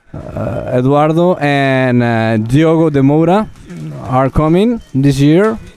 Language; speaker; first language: English; non-native, fluent; Spanish